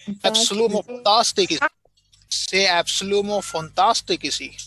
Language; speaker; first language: French; non-native, learner; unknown